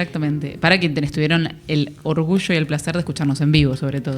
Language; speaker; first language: Spanish; native; Spanish